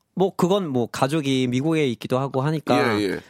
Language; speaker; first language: Korean; non-native, fluent; English